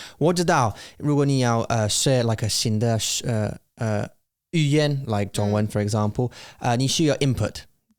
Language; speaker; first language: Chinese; non-native, learner; English